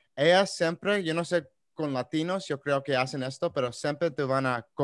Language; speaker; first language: Spanish; early bilingual, other home language; English